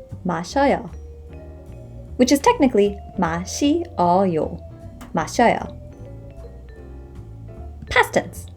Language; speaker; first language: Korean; non-native, fluent; English